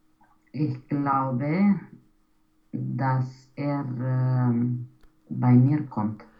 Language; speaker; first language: German; non-native, learner; Romanian